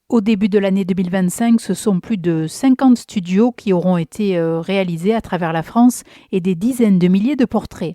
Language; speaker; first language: French; native; French